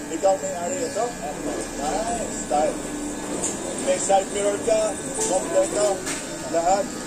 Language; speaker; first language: Filipino; non-native, learner; Arabic